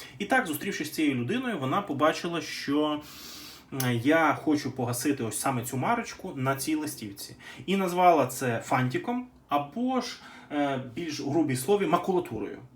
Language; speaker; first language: Ukrainian; native; Ukrainian